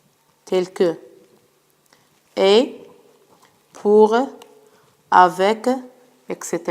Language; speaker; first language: French; non-native, local second language; Arabic